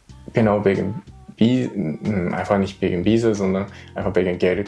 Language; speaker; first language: German; non-native, learner; Japanese